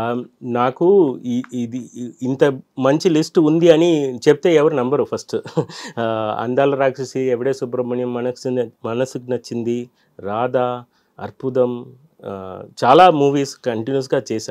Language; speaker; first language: Telugu; non-native, fluent; Tamil